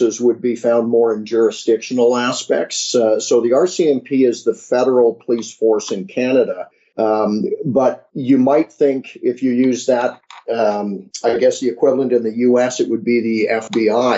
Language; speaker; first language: English; native; English